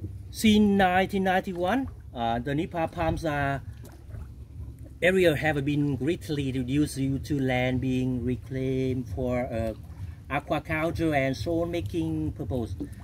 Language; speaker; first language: English; non-native, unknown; Vietnamese